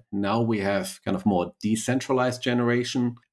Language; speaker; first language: English; non-native, fluent; German